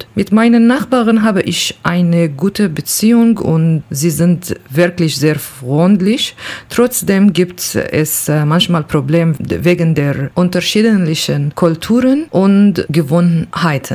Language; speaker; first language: German; non-native, learner; Kurdish